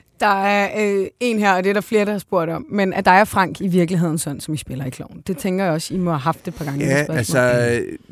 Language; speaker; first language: Danish; native; Danish